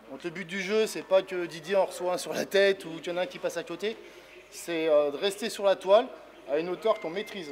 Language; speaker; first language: French; native; French